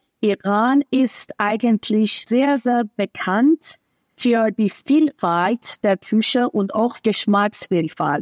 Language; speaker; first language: German; non-native, fluent; Persian